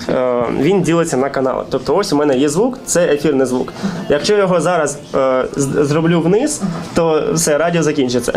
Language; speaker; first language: Ukrainian; native; Ukrainian